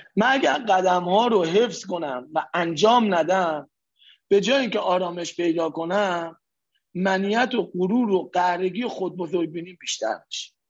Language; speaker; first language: Persian; native; Persian